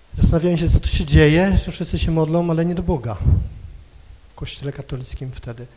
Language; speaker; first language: Polish; non-native, local second language; Kashubian